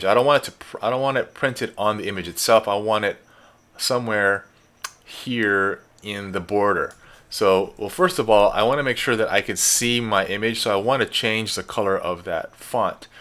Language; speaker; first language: English; native; English